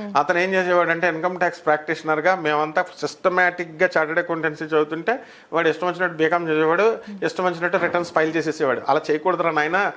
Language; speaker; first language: Telugu; native; Telugu